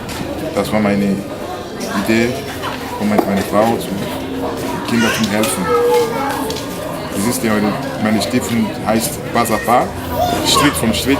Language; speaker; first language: German; non-native, learner; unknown